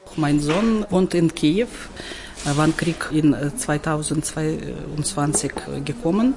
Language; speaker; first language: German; non-native, learner; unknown